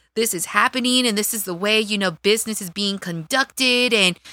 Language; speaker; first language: English; native; English